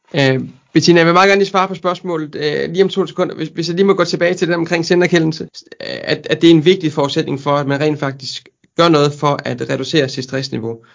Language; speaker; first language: Danish; native; Danish